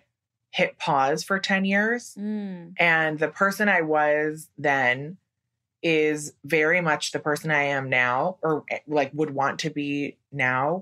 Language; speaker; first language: English; native; English